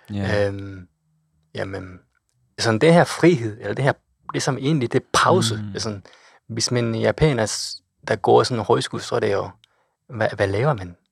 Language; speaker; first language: Danish; non-native, fluent; Japanese